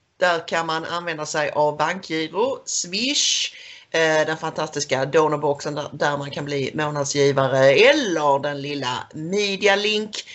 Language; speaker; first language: Swedish; native; Swedish